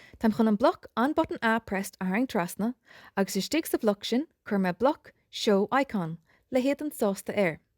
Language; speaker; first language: Irish; native; Irish